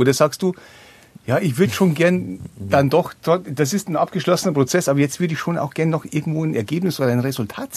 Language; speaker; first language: German; native; German